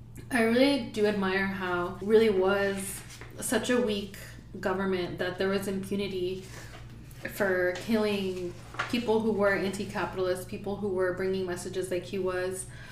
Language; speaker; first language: English; early bilingual, other home language; Spanish